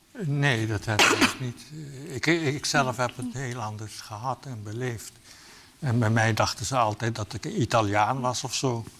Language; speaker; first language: Dutch; native; Dutch